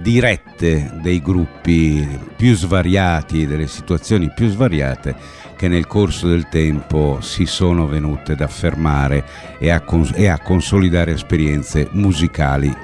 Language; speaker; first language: Italian; native; Italian